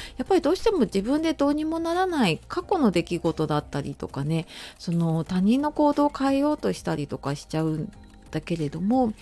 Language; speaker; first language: Japanese; native; Japanese